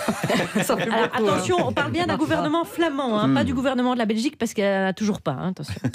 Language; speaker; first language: French; native; French